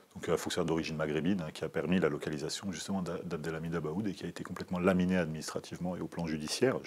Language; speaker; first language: French; native; French